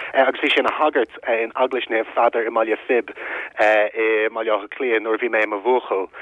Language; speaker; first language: Irish; non-native, local second language; English